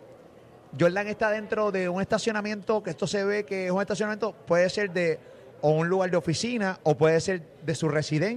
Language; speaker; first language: Spanish; native; Spanish